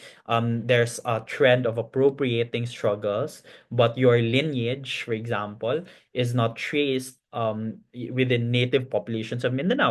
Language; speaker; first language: English; non-native, local second language; Cebuano